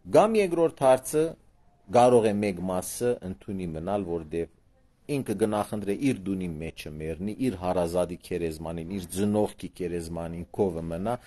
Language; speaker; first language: Armenian; early bilingual, heritage; Armenian